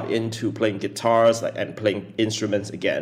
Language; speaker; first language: English; non-native, local second language; Chinese